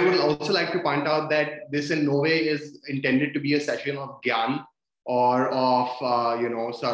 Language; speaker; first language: English; non-native, local second language; Hindi